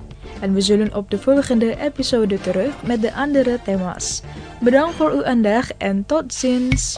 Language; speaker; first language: Dutch; non-native, learner; Indonesian